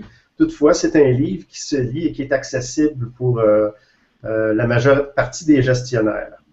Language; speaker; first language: French; native; French